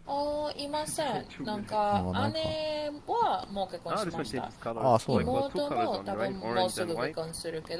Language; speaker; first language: Japanese; non-native, learner; Spanish